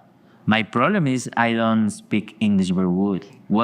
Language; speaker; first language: English; non-native, learner; Spanish